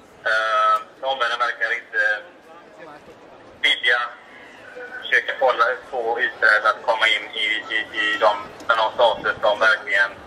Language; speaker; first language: Swedish; native; Swedish